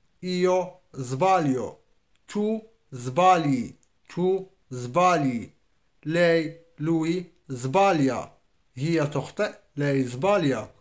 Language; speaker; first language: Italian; non-native, fluent; Arabic